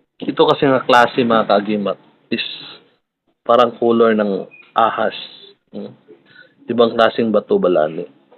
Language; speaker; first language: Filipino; non-native, local second language; Cebuano